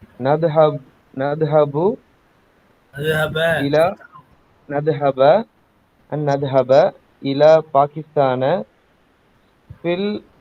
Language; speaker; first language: Arabic; non-native, learner; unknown